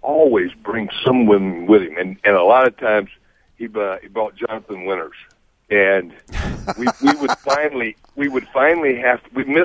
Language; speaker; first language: English; native; English